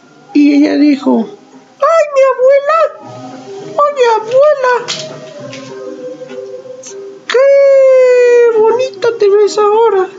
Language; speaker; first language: Spanish; native; Spanish